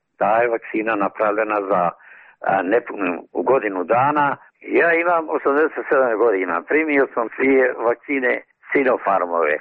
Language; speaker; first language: Serbian; native; Serbian